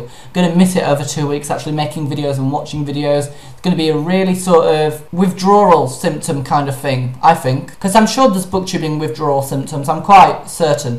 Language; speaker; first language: English; native; English